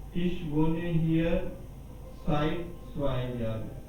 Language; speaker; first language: German; non-native, learner; Urdu